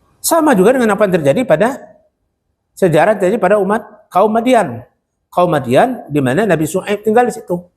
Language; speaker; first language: Malay; non-native, local second language; Minangkabau